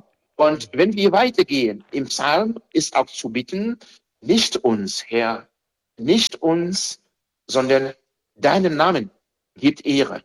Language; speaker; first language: German; non-native, fluent; Haitian Creole